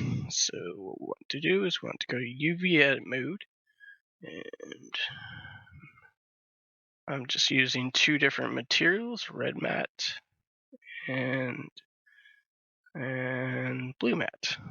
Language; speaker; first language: English; native; English